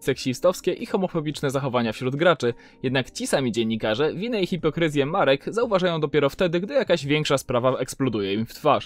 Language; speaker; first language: Polish; native; Polish